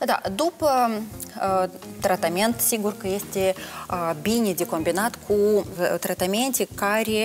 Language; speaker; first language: Romanian; non-native, local second language; Russian